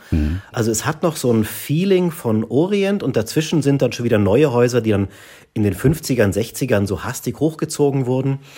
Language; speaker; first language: German; native; German